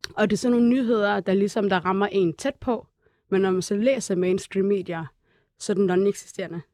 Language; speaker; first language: Danish; early bilingual, other home language; Somali